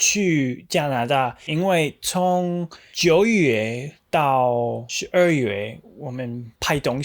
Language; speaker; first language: Chinese; non-native, learner; English